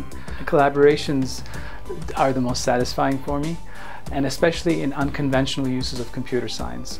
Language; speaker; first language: English; non-native, fluent; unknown